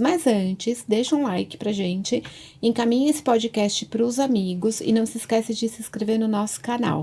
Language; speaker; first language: Portuguese; native; Portuguese